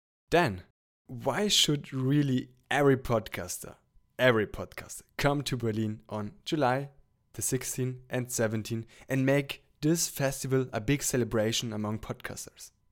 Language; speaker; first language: English; non-native, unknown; German